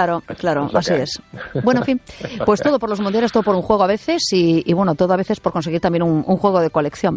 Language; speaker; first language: Spanish; native; Spanish